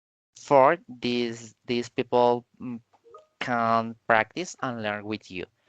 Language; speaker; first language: English; non-native, learner; Spanish